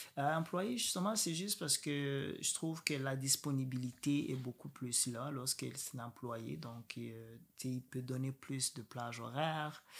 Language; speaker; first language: French; non-native, local second language; Rundi